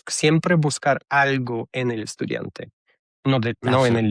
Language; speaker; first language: Spanish; non-native, fluent; Russian